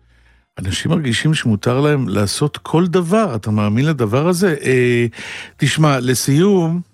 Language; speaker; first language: Hebrew; native; Hebrew